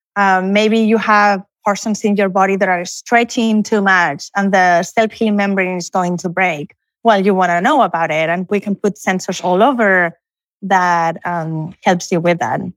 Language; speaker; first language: English; non-native, fluent; Spanish